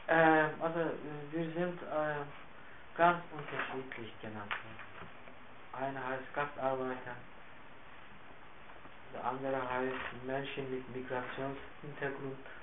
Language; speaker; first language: German; non-native, fluent; Turkish